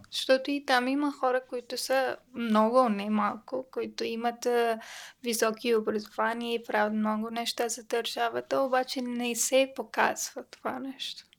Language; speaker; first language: Bulgarian; non-native, learner; Persian